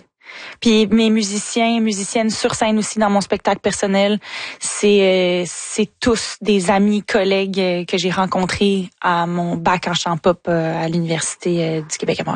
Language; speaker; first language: French; native; French